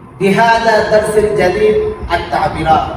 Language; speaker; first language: Arabic; non-native, fluent; Bangla